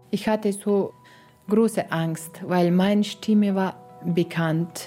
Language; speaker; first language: German; non-native, learner; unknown